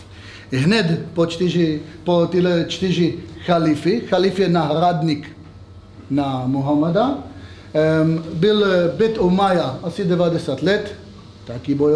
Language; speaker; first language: Czech; non-native, fluent; Hebrew